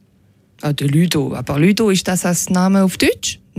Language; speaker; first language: German; non-native, local second language; French